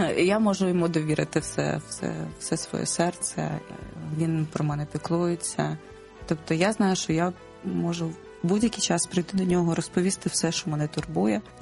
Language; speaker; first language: Ukrainian; non-native, local second language; Russian